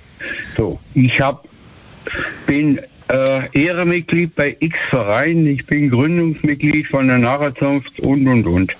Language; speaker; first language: German; native; German